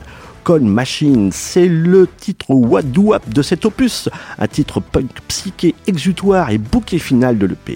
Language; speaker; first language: French; native; French